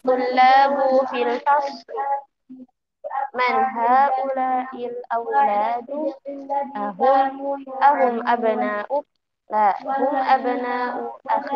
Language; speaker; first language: Arabic; non-native, learner; Indonesian